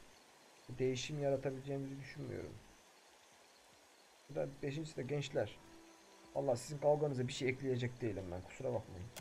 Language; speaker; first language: Turkish; native; Turkish